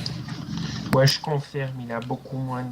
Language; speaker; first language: French; native; French